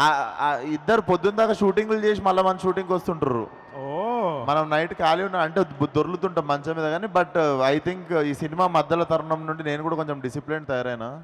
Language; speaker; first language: Telugu; native; Telugu